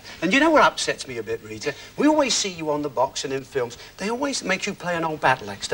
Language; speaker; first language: English; native; English